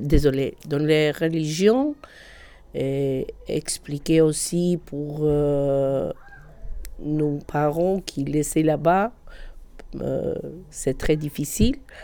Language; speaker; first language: French; non-native, learner; Albanian